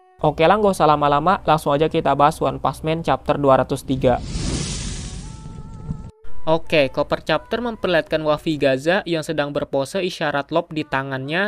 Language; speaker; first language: Indonesian; native; Indonesian